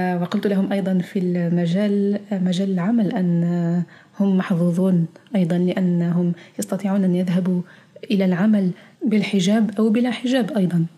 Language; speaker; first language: Arabic; early bilingual, heritage; Arabic